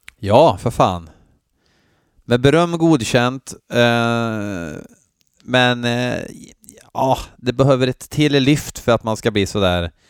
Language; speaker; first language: Swedish; native; Swedish